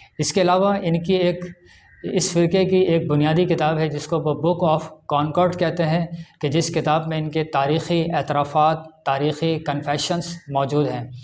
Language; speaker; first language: Urdu; native; Urdu